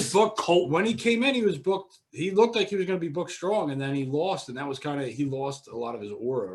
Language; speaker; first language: English; native; English